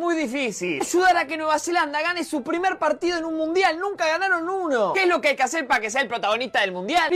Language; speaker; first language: Spanish; native; Spanish